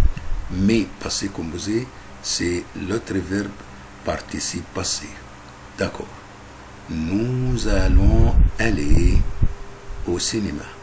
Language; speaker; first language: French; non-native, fluent; Arabic